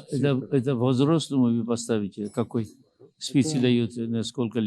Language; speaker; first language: Russian; non-native, learner; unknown